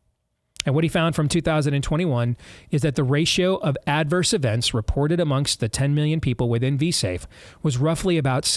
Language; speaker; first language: English; native; English